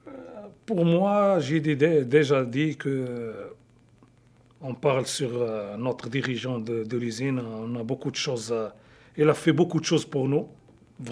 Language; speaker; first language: French; non-native, local second language; Arabic